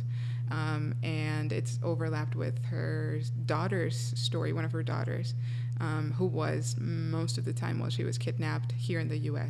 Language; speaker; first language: English; non-native, fluent; Spanish